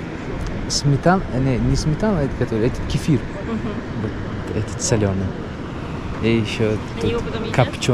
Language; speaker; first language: Russian; non-native, local second language; Tajik